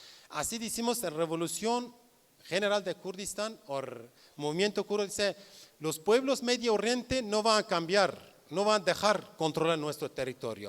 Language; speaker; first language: Spanish; non-native, learner; Kurdish